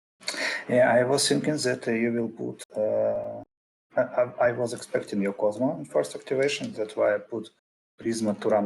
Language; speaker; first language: English; non-native, fluent; Russian